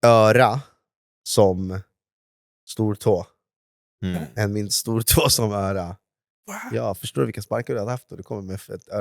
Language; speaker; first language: Swedish; native; Swedish